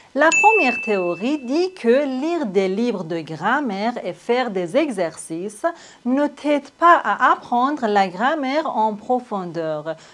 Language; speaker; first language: French; non-native, fluent; Persian